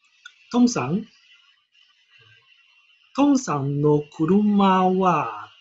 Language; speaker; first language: Japanese; non-native, learner; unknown